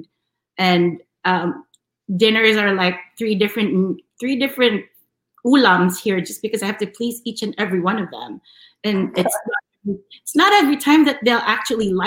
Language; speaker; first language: English; non-native, local second language; Filipino